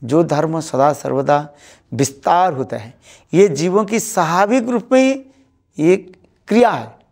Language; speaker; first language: Hindi; non-native, local second language; Bangla